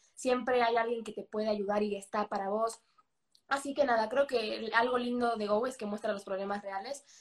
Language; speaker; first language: Spanish; native; Spanish